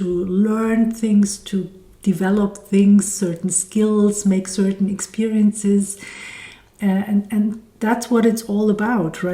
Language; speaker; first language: English; non-native, fluent; German